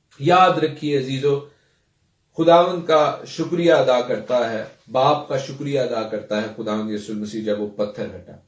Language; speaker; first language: Urdu; non-native, local second language; Punjabi